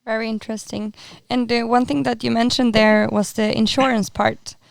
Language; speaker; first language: English; non-native, fluent; Swedish